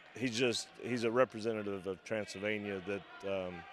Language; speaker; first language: English; native; English